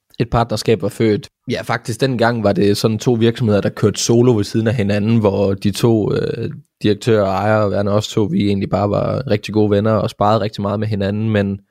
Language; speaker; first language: Danish; native; Danish